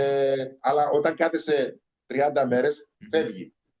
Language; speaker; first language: Greek; native; Greek